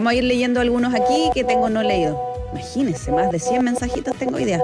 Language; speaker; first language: Spanish; native; Spanish